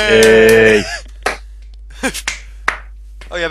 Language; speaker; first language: Dutch; native; Dutch